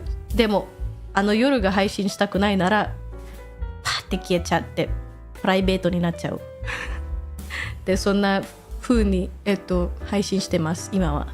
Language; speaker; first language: Japanese; non-native, fluent; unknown